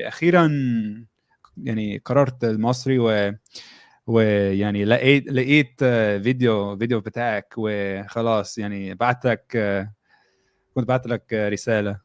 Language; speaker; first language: Arabic; non-native, fluent; English